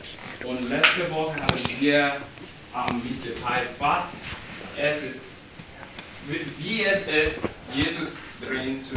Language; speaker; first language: German; non-native, learner; English